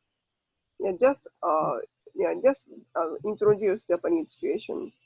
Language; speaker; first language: English; non-native, learner; Japanese